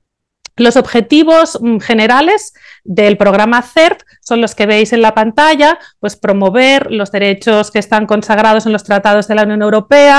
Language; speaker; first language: Spanish; native; Spanish